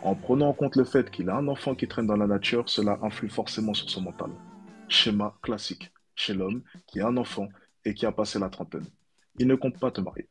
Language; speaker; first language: French; native; French